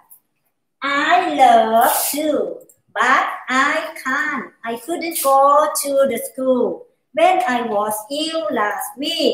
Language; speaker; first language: English; non-native, learner; Thai